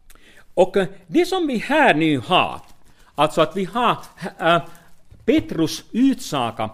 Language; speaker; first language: Swedish; non-native, fluent; Finnish